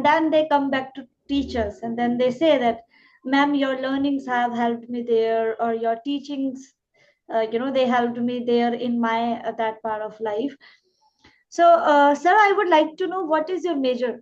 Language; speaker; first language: English; non-native, local second language; Hindi